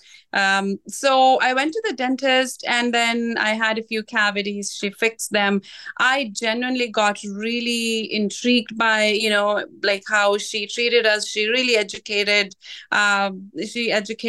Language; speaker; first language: English; non-native, local second language; Punjabi